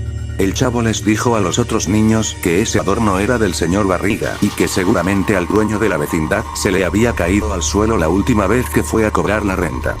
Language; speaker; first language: Spanish; native; Spanish